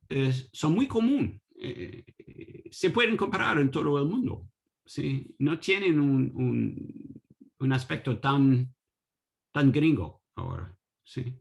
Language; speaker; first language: Spanish; non-native, learner; English